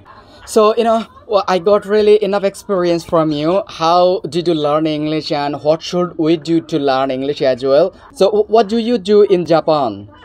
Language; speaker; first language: English; non-native, fluent; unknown